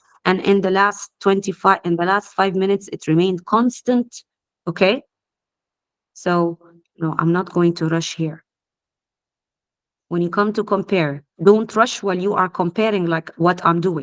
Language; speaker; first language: English; non-native, fluent; Arabic